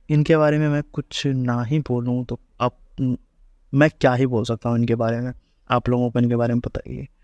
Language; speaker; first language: Hindi; native; Hindi